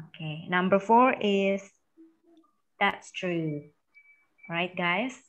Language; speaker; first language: English; non-native, fluent; Indonesian